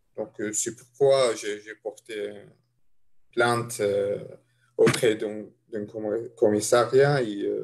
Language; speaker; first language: French; non-native, fluent; Arabic